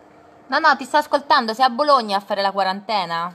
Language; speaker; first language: Italian; native; Italian